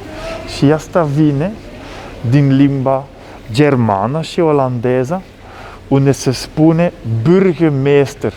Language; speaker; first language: Romanian; non-native, learner; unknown